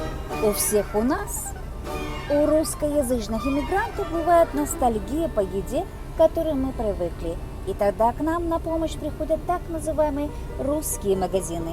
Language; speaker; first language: Russian; non-native, local second language; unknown